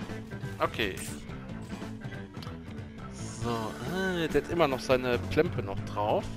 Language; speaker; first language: German; native; German